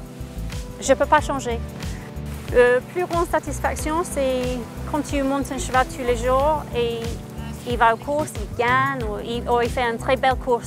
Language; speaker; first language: French; non-native, fluent; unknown